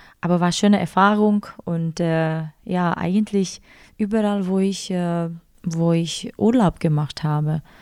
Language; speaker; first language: German; non-native, fluent; Czech